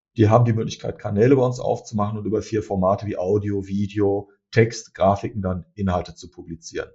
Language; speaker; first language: German; early bilingual, other home language; Turkish